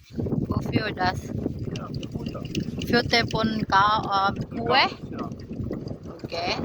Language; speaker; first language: German; non-native, learner; Cebuano